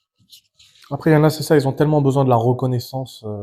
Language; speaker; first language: French; native; French